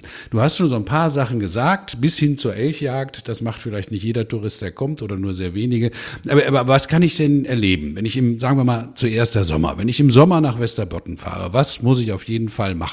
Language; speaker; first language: German; native; German